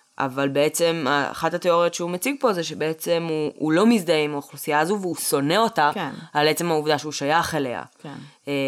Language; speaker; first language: Hebrew; early bilingual, other home language; Russian